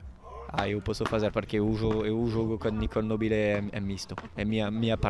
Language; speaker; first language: Portuguese; non-native, learner; Italian